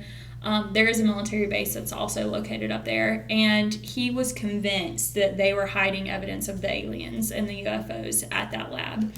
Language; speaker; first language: English; native; English